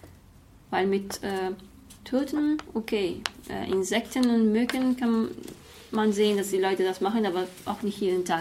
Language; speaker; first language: German; non-native, fluent; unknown